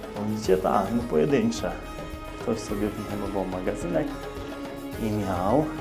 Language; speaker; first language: Polish; native; Polish